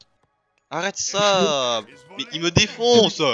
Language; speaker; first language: French; native; French